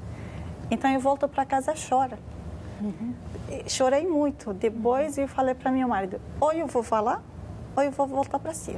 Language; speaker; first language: Portuguese; non-native, learner; Arabic